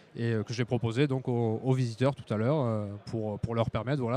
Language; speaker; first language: French; native; French